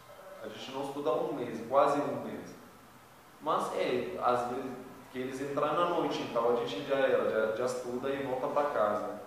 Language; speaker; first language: Portuguese; non-native, learner; Arabic